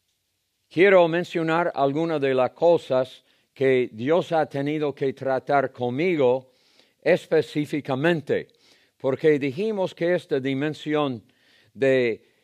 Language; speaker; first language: Spanish; non-native, fluent; English